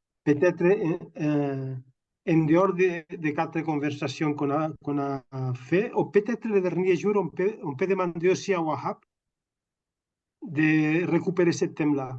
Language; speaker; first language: French; non-native, fluent; Catalan